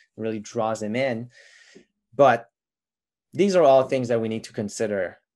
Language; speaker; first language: English; non-native, fluent; French